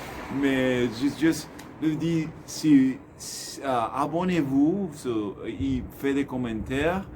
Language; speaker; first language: French; non-native, learner; Spanish